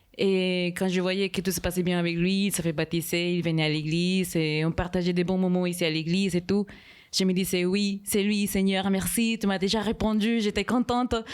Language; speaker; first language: French; non-native, fluent; Spanish